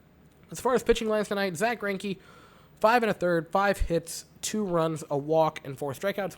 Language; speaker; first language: English; native; English